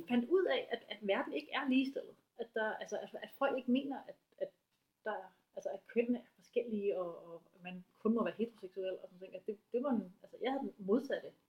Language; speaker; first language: Danish; native; Danish